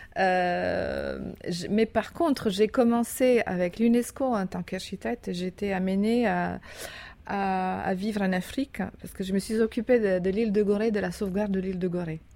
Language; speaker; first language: French; non-native, fluent; Italian